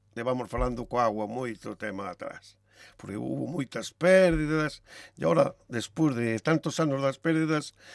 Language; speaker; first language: Galician; native; Galician